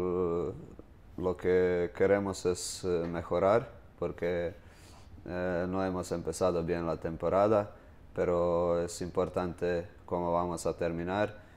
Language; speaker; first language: Spanish; non-native, fluent; Croatian